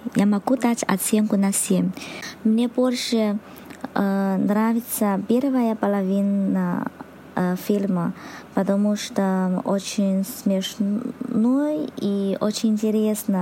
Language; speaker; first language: Russian; non-native, learner; Chinese